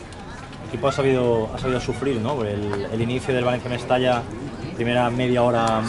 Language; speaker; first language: Spanish; native; Spanish